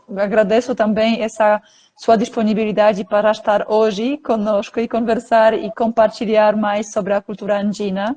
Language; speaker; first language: Portuguese; non-native, fluent; Polish